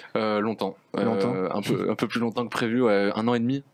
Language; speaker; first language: French; native; French